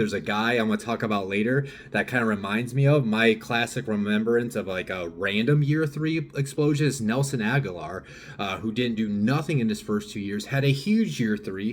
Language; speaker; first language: English; native; English